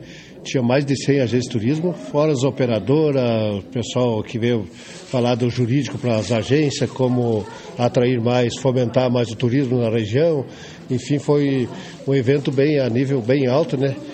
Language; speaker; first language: Portuguese; native; Portuguese